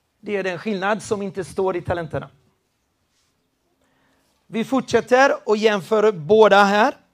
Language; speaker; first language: Swedish; non-native, fluent; Spanish